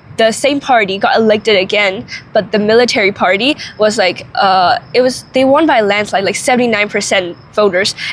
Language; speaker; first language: English; non-native, fluent; Burmese